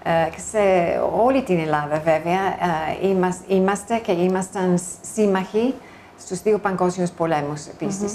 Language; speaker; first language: Greek; non-native, fluent; English